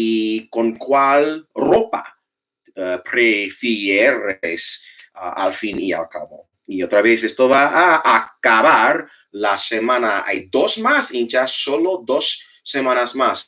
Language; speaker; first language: Spanish; non-native, fluent; English